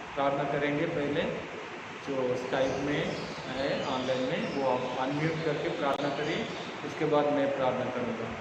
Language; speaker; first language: Hindi; non-native, local second language; Telugu